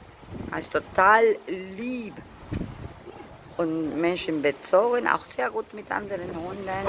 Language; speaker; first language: German; non-native, fluent; Spanish